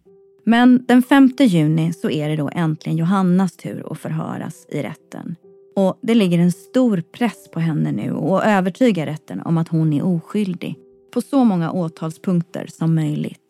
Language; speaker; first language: Swedish; native; Swedish